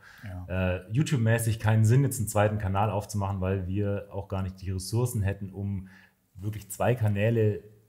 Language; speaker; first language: German; native; German